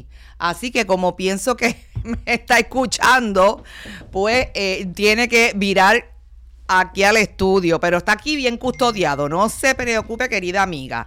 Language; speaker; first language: Spanish; native; Spanish